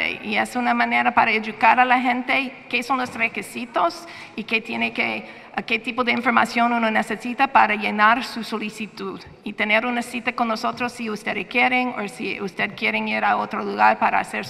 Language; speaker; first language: Spanish; non-native, fluent; English